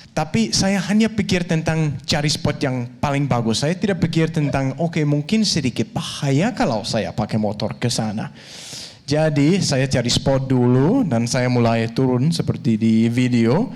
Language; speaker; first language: Indonesian; non-native, fluent; Danish